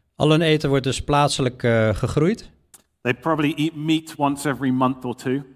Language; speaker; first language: Dutch; non-native, fluent; English